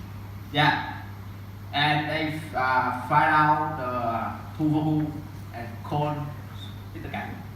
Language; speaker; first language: English; non-native, learner; Vietnamese